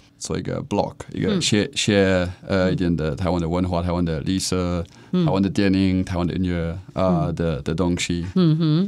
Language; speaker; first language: Chinese; non-native, learner; Czech